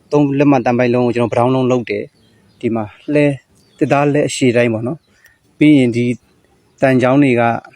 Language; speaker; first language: Burmese; native; Burmese